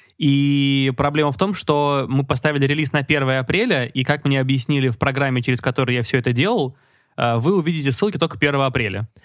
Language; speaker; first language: Russian; native; Russian